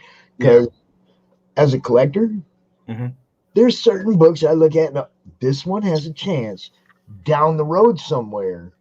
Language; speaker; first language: English; native; English